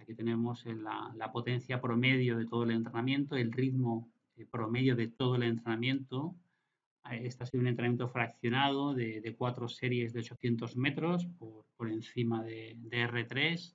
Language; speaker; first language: Spanish; native; Spanish